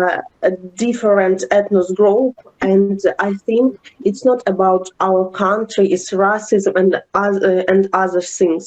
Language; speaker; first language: English; non-native, learner; Ukrainian